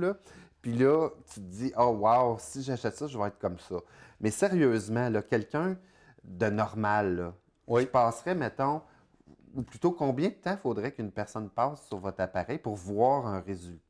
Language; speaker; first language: French; native; French